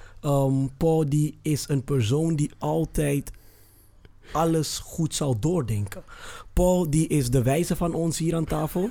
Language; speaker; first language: Dutch; early bilingual, other home language; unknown